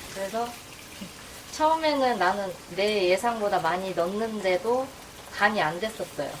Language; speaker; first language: Korean; native; Korean